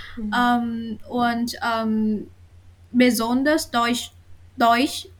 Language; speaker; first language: German; non-native, learner; Vietnamese